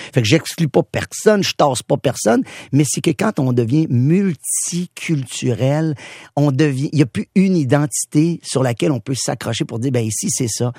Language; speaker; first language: French; native; French